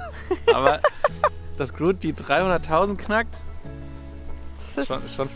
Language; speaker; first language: German; native; German